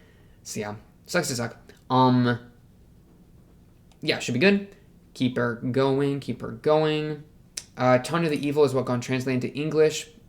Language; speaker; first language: English; native; English